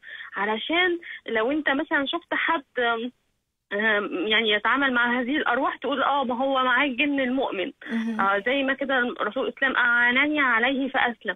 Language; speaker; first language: Arabic; native; Arabic